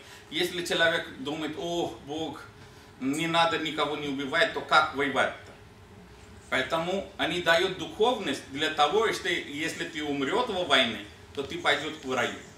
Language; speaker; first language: Russian; non-native, learner; Hindi